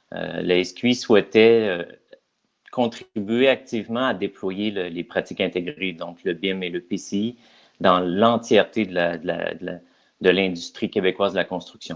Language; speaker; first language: French; native; French